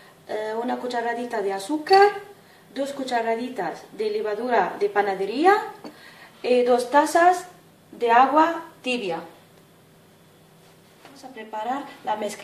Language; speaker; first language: Spanish; non-native, fluent; Arabic